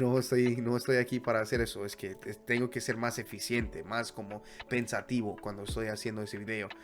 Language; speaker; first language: Spanish; non-native, fluent; English